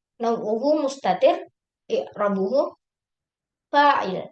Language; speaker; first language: Arabic; non-native, learner; Indonesian